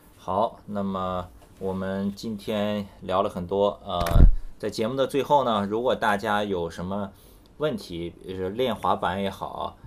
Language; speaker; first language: Chinese; native; Chinese